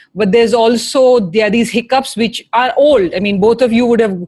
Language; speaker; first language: English; non-native, local second language; Hindi